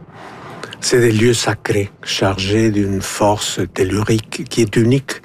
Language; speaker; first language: French; non-native, fluent; Spanish